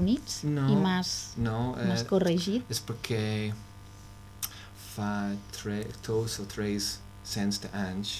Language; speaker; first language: Catalan; non-native, learner; English